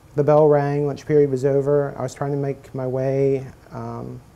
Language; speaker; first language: English; native; English